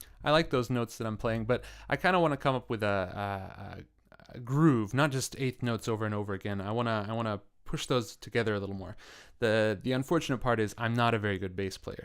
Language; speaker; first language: English; native; English